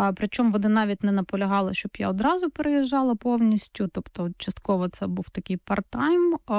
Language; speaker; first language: Ukrainian; native; Ukrainian